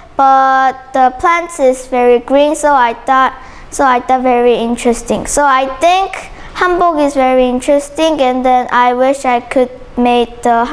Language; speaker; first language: English; non-native, learner; Korean